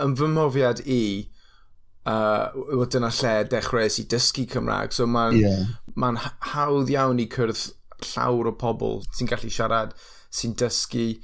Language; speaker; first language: Welsh; non-native, fluent; English